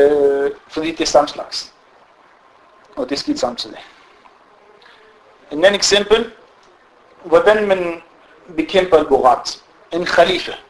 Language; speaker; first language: Danish; non-native, fluent; Arabic